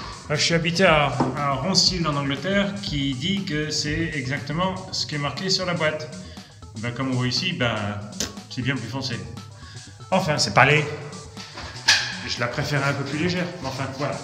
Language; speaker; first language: French; native; French